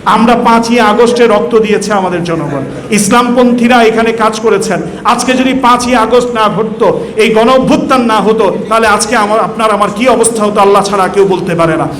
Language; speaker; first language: Bangla; native; Bangla